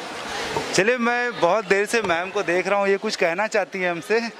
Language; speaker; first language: Hindi; native; Hindi